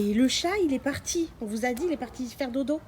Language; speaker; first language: French; native; French